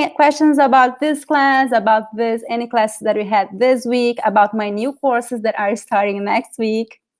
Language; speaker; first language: English; non-native, fluent; Portuguese